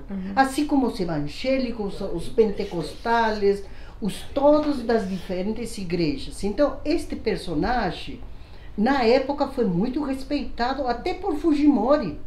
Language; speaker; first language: Portuguese; non-native, fluent; Spanish